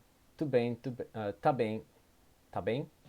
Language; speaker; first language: Portuguese; non-native, learner; English